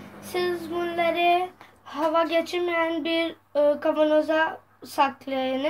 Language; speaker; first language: Turkish; non-native, learner; Urdu